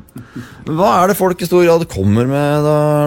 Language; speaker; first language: Norwegian; native; Norwegian